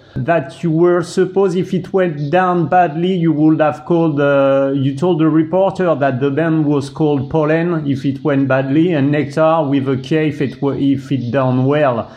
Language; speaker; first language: English; non-native, fluent; French